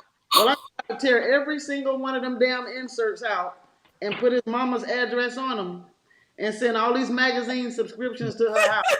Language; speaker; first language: English; native; English